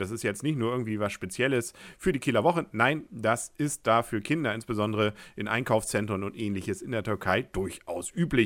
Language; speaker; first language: German; native; German